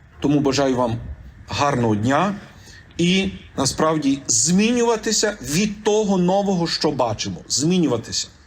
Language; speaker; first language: Ukrainian; native; Ukrainian